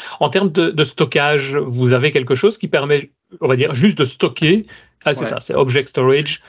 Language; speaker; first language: French; native; French